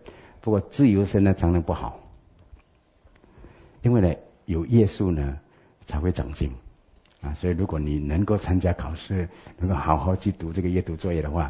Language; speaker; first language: Chinese; native; Chinese